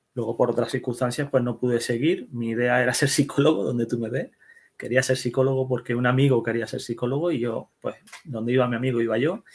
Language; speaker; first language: Spanish; early bilingual, other home language; Dutch